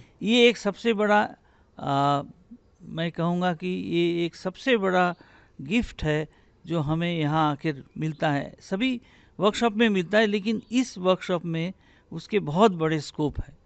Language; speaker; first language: Hindi; native; Hindi